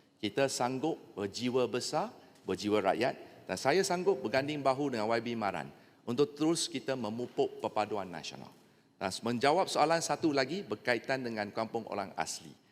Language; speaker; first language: Malay; non-native, local second language; Chinese